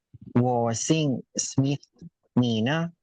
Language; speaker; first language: Chinese; non-native, learner; Filipino